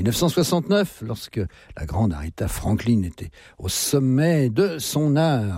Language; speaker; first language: French; native; French